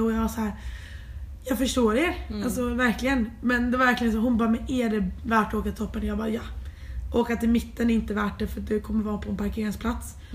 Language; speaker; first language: Swedish; native; Swedish